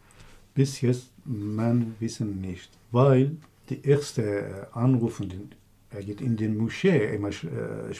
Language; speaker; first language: German; non-native, learner; Kurdish